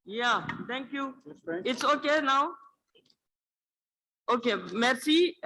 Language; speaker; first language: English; non-native, learner; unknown